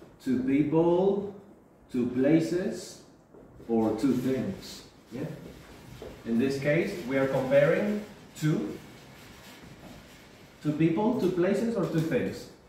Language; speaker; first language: English; non-native, fluent; Spanish